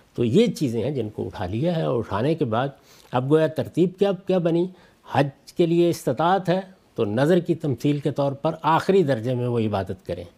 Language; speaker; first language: Urdu; non-native, local second language; Punjabi